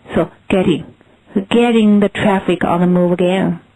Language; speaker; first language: English; non-native, fluent; Chinese